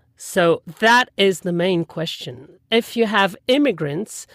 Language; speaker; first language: English; non-native, fluent; French